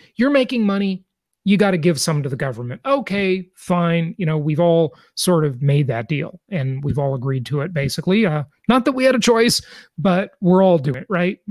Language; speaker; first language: English; native; English